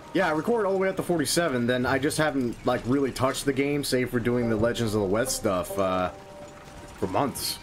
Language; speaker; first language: English; native; English